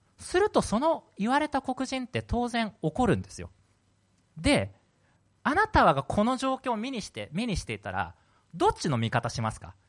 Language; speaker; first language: Japanese; native; Japanese